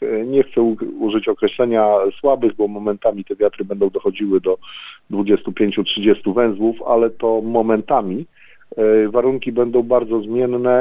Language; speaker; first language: Polish; native; Polish